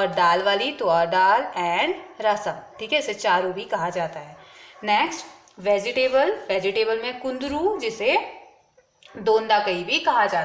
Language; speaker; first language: Hindi; native; Hindi